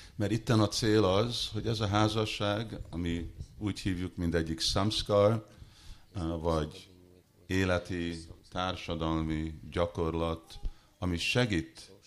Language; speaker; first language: Hungarian; early bilingual, heritage; Hungarian